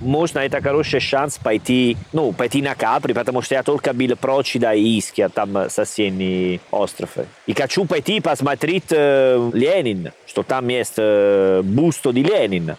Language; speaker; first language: Russian; non-native, learner; Italian